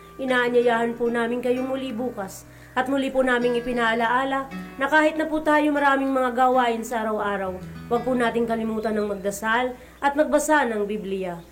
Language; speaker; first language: Filipino; native; Filipino